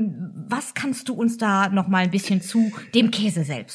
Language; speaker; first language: German; native; German